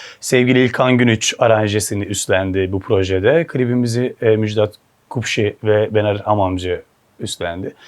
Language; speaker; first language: Turkish; early bilingual, heritage; Turkish